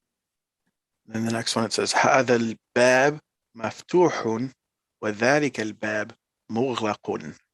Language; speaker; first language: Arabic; non-native, learner; English